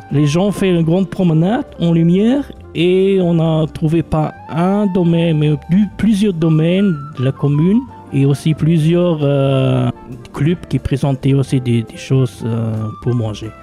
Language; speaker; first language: French; non-native, local second language; Luxembourgish